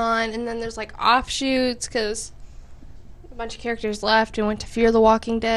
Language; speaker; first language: English; native; English